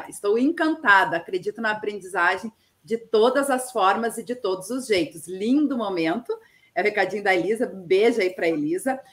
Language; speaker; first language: Portuguese; native; Portuguese